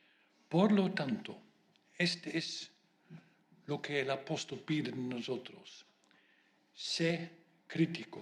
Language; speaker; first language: Spanish; non-native, fluent; Dutch